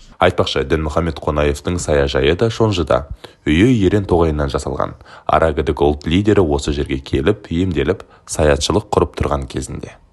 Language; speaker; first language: Kazakh; native; Kazakh